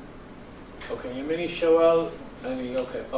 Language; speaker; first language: Hebrew; non-native, fluent; English